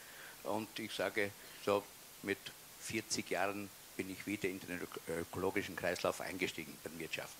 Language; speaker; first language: German; native; German